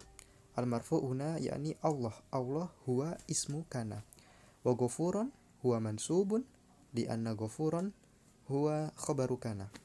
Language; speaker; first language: Arabic; non-native, learner; Indonesian